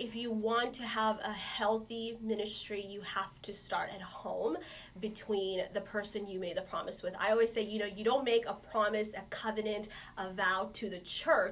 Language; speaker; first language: English; non-native, local second language; Malayalam